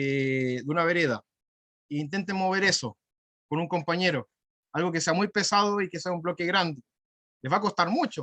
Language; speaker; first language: Spanish; native; Spanish